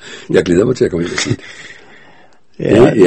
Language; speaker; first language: Danish; native; Danish